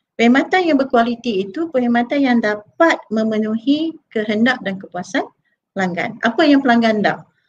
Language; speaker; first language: Malay; native; Malay